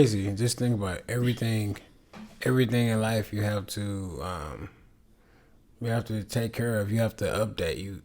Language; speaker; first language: English; native; English